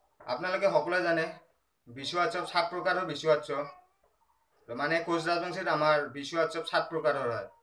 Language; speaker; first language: Assamese; non-native, local second language; Rangpuri